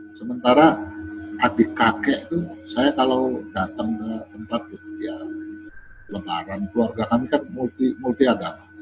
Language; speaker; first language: Indonesian; native; Indonesian